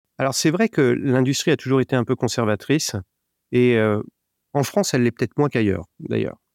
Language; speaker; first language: French; native; French